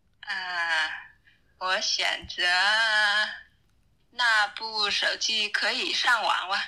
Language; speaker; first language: Chinese; non-native, learner; Vietnamese